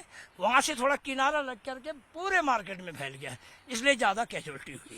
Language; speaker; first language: Hindi; native; Hindi